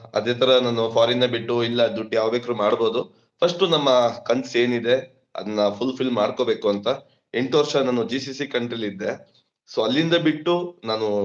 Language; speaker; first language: Kannada; native; Kannada